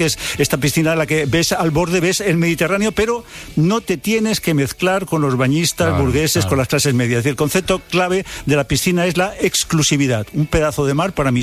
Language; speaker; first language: Spanish; native; Spanish